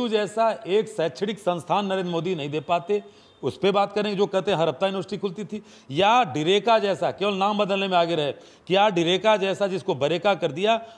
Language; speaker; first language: Hindi; native; Hindi